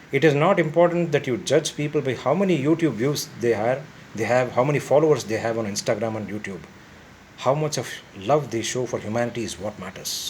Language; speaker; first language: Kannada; non-native, local second language; Tamil